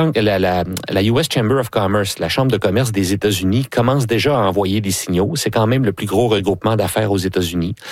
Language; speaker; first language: French; native; French